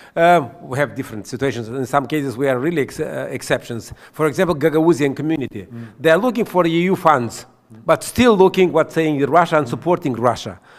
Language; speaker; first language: English; non-native, fluent; Romanian